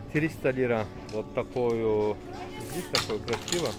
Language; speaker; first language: Russian; non-native, learner; Turkish